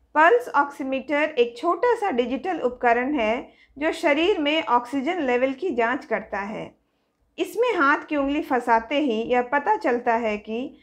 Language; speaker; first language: Hindi; native; Hindi